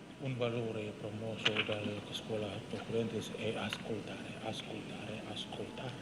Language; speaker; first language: Italian; non-native, learner; Indonesian